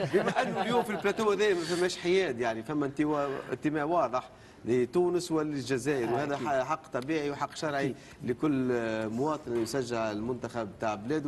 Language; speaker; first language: Arabic; native; Arabic